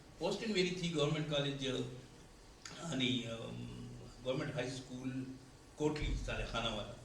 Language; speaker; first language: Urdu; non-native, local second language; Pashto